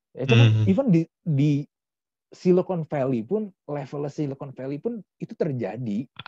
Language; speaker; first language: Indonesian; native; Indonesian